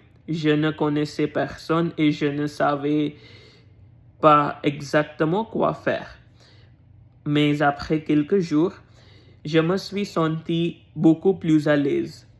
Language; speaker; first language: French; non-native, learner; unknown